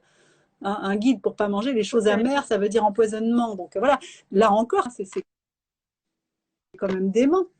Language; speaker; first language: French; native; French